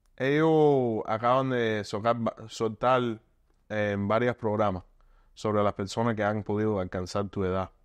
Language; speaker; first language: Spanish; early bilingual, heritage; Spanish